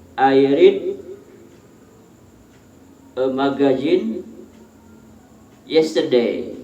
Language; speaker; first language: English; non-native, fluent; Indonesian